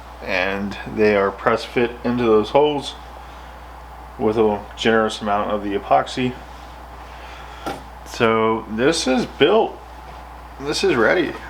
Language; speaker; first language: English; native; English